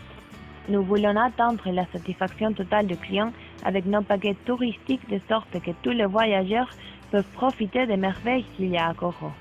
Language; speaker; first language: French; non-native, learner; Spanish